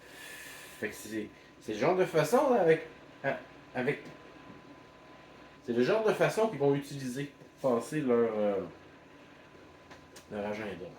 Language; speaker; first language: French; native; French